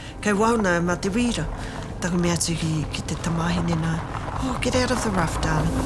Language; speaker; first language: Māori; native; Māori